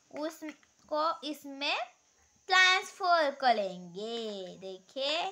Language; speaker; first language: Hindi; non-native, local second language; Marathi